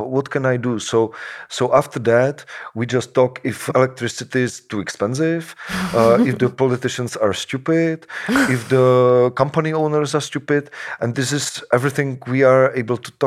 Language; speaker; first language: English; non-native, fluent; Czech